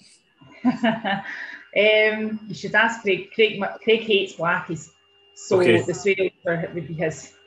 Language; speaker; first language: English; native; English